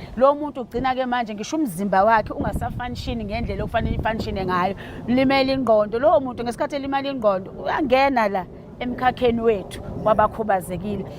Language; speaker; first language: Zulu; native; Zulu